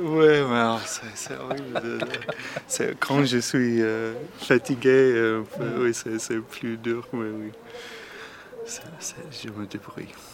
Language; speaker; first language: French; non-native, learner; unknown